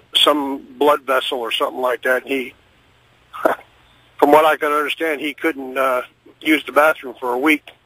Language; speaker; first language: English; native; English